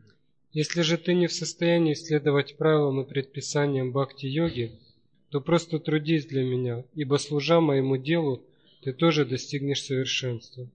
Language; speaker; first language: Russian; native; Russian